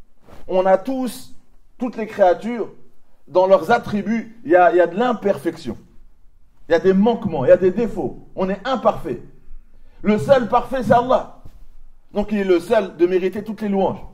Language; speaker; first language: French; native; French